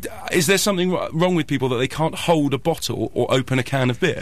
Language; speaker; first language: English; native; English